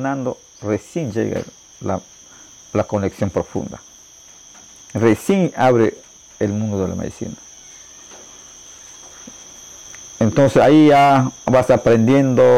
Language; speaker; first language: Spanish; non-native, local second language; Shipibo-Conibo